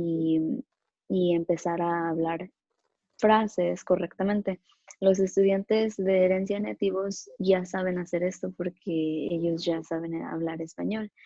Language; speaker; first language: Spanish; early bilingual, other home language; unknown